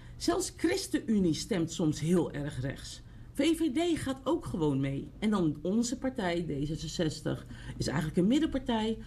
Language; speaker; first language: Dutch; native; Dutch